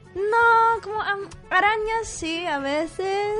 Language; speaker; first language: Spanish; non-native, fluent; English